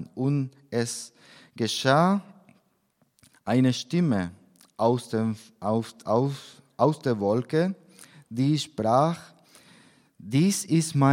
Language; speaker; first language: German; non-native, fluent; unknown